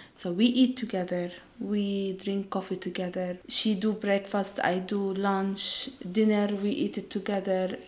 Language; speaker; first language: English; non-native, fluent; Arabic